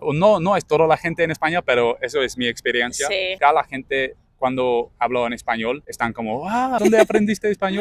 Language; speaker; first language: Spanish; non-native, learner; English